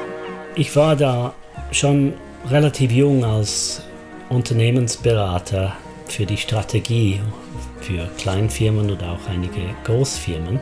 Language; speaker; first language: German; non-native, fluent; English